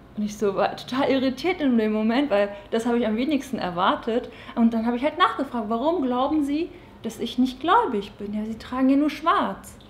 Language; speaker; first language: German; native; German